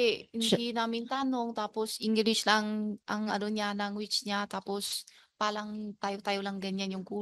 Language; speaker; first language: Filipino; non-native, learner; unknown